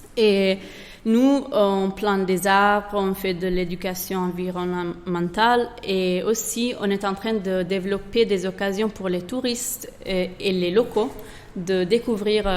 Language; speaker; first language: French; non-native, fluent; Italian